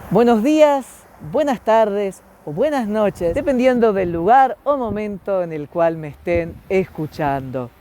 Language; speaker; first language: Spanish; non-native, fluent; Ukrainian